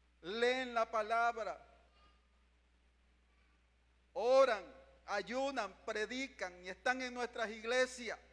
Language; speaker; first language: Spanish; native; Spanish